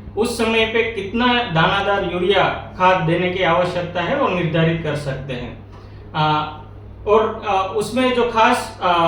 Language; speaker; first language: Hindi; non-native, local second language; Marathi